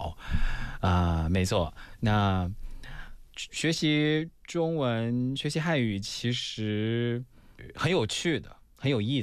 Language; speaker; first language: Chinese; native; Chinese